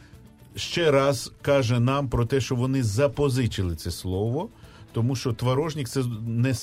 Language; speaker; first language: Ukrainian; native; Ukrainian